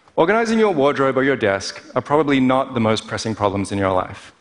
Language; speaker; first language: English; native; English